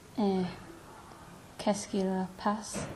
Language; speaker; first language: French; non-native, learner; English